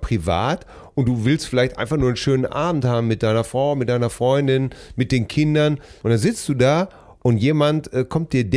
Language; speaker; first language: German; native; German